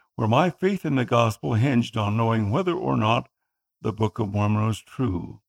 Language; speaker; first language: English; non-native, local second language; Filipino